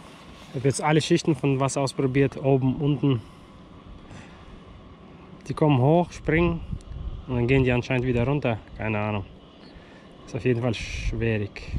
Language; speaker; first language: German; non-native, fluent; Russian